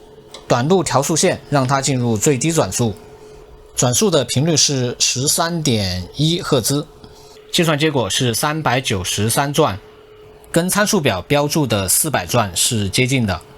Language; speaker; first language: Chinese; native; Chinese